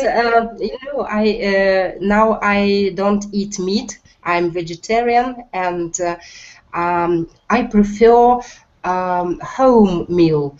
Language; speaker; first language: English; non-native, learner; Russian